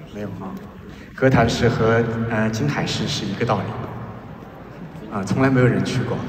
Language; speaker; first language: Chinese; native; Chinese